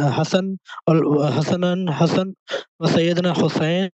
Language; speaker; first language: English; non-native, local second language; Punjabi